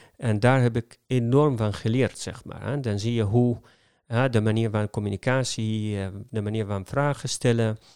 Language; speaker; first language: Dutch; non-native, fluent; Arabic